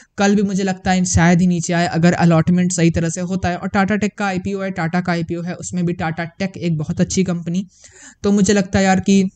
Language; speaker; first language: Hindi; native; Hindi